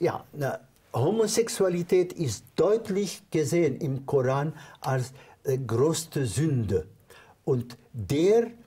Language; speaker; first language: German; non-native, fluent; Arabic